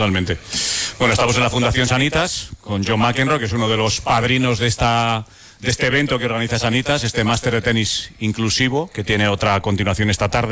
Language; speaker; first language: Spanish; native; Spanish